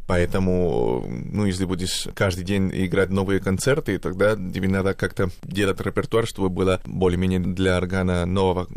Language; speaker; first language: Russian; non-native, fluent; Spanish